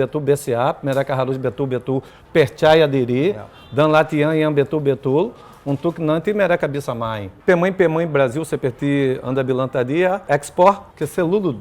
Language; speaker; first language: Indonesian; non-native, fluent; Portuguese